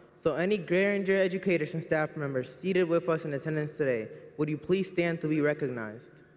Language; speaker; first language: English; early bilingual, other home language; Spanish